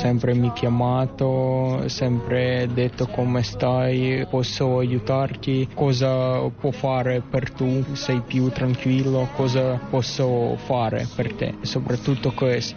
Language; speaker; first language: Italian; non-native, learner; Ukrainian